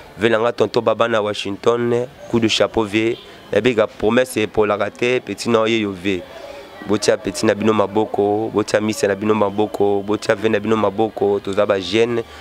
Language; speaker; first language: Lingala; native; Lingala